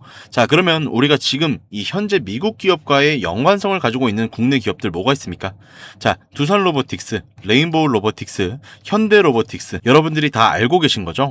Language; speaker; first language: Korean; native; Korean